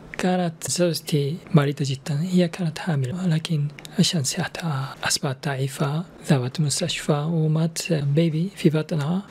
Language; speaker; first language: Arabic; non-native, fluent; Korean